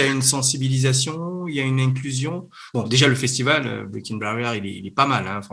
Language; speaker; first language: French; native; French